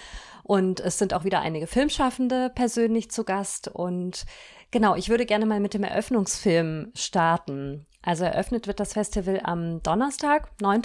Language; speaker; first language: German; native; German